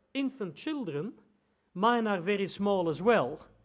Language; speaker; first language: English; non-native, fluent; Dutch